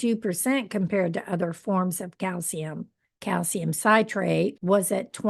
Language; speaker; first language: English; native; English